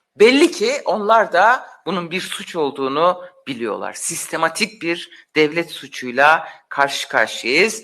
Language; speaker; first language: Turkish; non-native, local second language; Kurdish